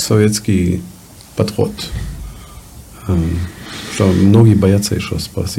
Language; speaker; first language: Russian; non-native, learner; German